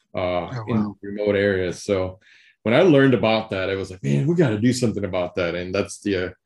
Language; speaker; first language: English; early bilingual, other home language; Spanish